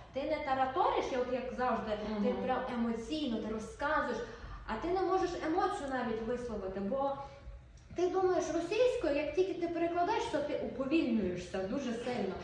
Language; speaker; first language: Ukrainian; non-native, local second language; Russian